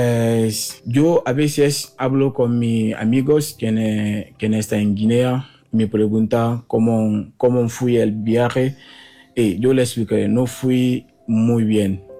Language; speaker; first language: Spanish; non-native, learner; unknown